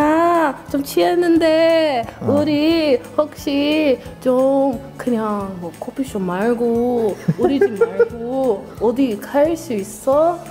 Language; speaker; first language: Korean; non-native, learner; English